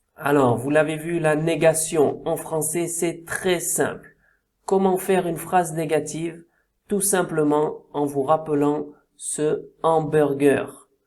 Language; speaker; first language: French; native; French